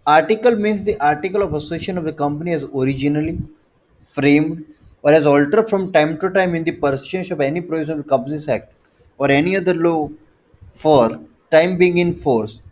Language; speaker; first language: English; non-native, local second language; Gujarati